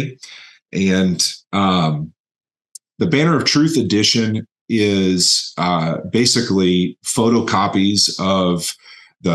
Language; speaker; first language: English; native; English